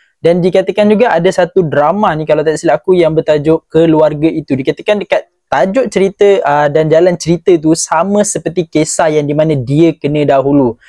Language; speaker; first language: Malay; native; Malay